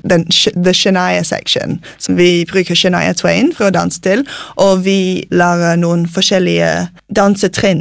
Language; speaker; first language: Norwegian; non-native, fluent; English